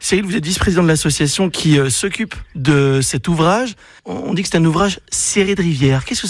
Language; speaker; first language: French; native; French